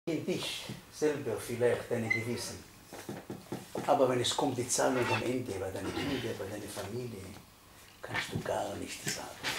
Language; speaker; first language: German; non-native, fluent; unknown